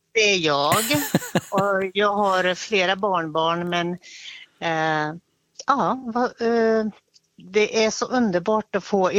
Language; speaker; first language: Swedish; native; Swedish